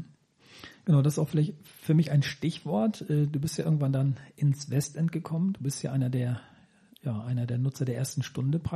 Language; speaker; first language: German; native; German